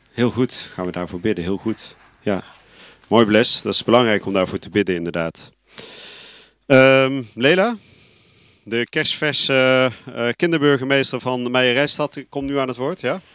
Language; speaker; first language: Dutch; native; Dutch